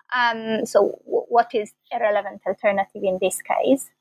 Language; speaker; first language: English; non-native, fluent; Italian